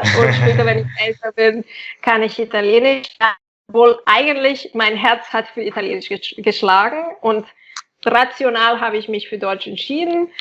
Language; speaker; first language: German; non-native, fluent; Catalan